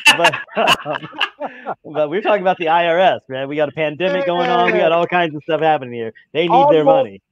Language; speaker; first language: English; native; English